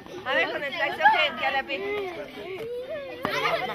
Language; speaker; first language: Spanish; native; Spanish